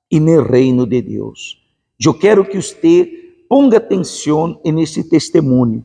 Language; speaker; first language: Spanish; non-native, fluent; Portuguese